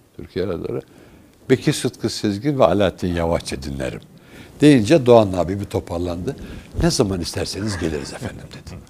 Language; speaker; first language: Turkish; native; Turkish